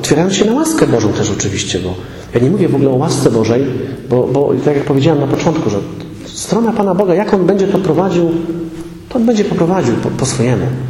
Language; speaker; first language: Polish; native; Polish